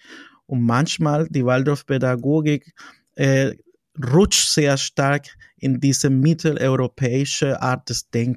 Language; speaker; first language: German; non-native, fluent; Spanish